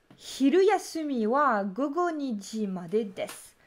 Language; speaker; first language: Japanese; non-native, learner; French